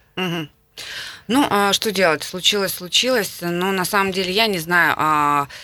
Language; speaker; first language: Russian; native; Russian